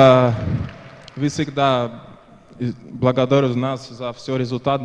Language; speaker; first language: Russian; non-native, fluent; Portuguese